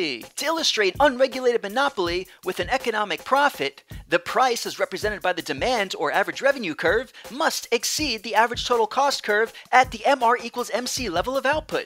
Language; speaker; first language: English; native; English